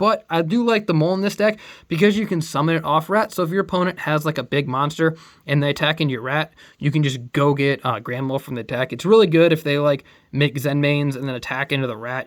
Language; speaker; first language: English; native; English